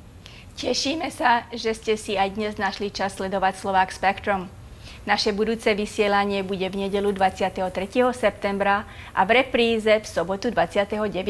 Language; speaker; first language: Slovak; native; Slovak